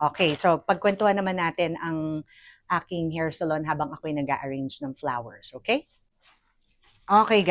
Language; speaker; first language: Filipino; native; Filipino